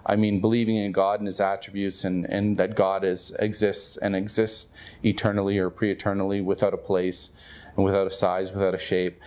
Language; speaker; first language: English; native; English